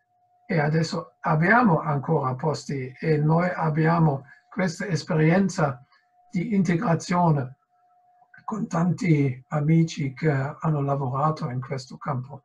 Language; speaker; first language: Italian; non-native, fluent; German